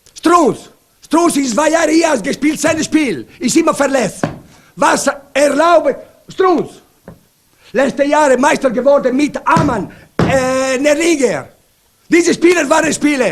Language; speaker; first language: German; non-native, learner; Italian